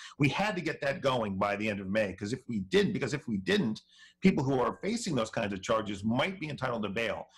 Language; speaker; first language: English; native; English